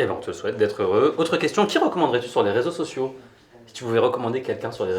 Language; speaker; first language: French; native; French